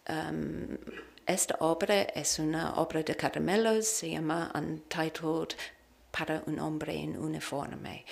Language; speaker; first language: Spanish; non-native, learner; English